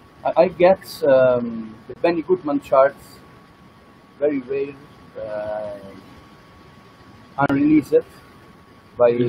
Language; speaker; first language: English; non-native, learner; Italian